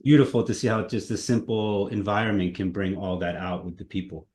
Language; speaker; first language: English; native; English